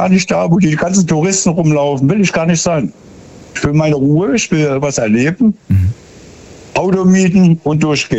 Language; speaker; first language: German; native; German